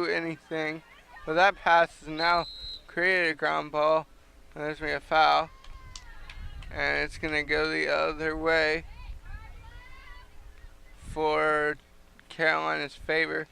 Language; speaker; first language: English; native; English